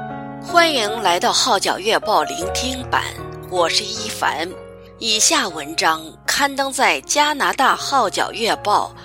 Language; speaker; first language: Chinese; native; Chinese